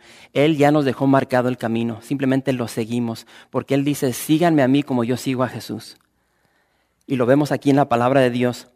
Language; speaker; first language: Spanish; native; Spanish